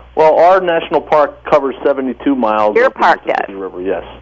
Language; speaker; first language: English; native; English